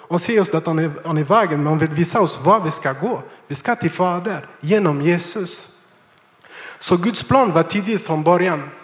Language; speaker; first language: Swedish; non-native, fluent; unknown